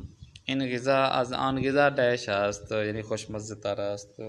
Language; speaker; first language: Persian; non-native, fluent; Urdu